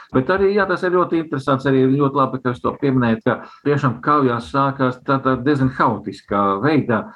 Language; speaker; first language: Latvian; non-native, local second language; Russian